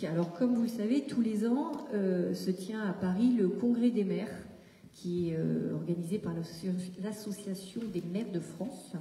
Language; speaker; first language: French; native; French